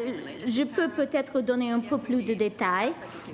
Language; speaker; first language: French; non-native, local second language; English